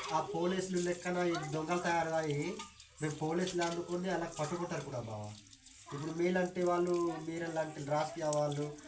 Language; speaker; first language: Telugu; non-native, local second language; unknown